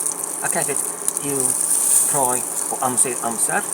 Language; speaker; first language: Welsh; non-native, learner; English